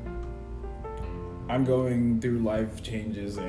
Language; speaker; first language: English; non-native, local second language; Yoruba